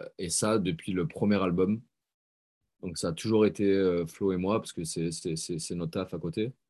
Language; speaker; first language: French; native; French